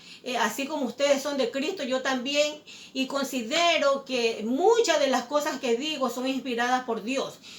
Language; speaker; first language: Spanish; native; Spanish